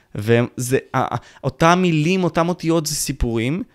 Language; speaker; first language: Hebrew; non-native, fluent; Spanish